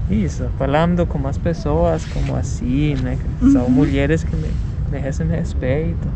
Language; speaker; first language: Portuguese; non-native, fluent; Spanish